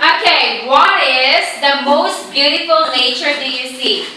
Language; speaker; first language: English; non-native, fluent; Korean